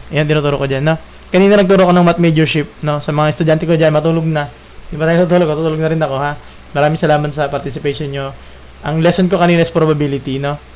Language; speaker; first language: Filipino; native; Filipino